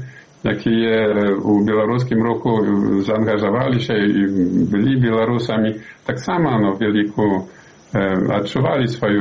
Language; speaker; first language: Polish; non-native, learner; Belarusian